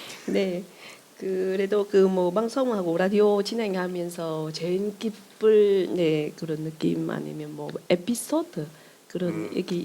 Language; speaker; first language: Korean; non-native, learner; Vietnamese